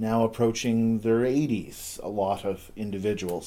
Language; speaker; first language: English; native; English